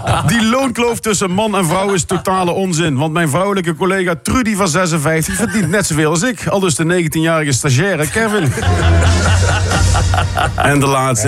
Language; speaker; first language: Dutch; native; Dutch